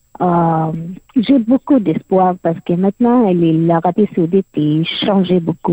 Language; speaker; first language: French; non-native, learner; Arabic